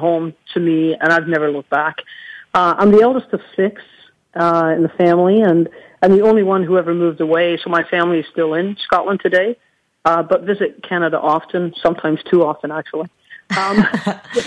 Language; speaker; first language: English; native; English